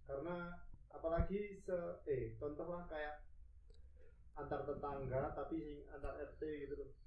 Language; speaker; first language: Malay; non-native, local second language; Javanese